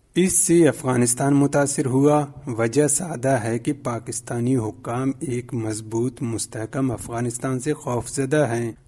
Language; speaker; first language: Urdu; non-native, local second language; Baluchi